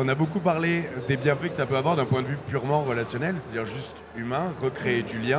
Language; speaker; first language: French; native; French